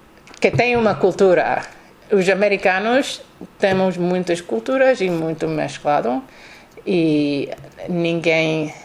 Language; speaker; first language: Portuguese; non-native, learner; English